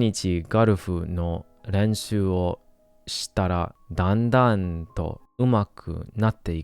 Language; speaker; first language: Japanese; non-native, learner; English